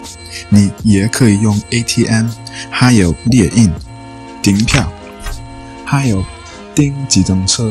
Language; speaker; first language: Chinese; non-native, learner; English